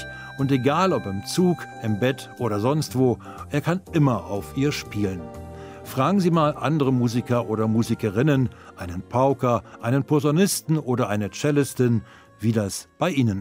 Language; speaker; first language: German; native; German